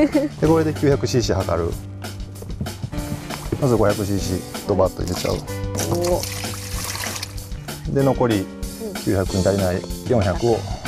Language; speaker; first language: Japanese; native; Japanese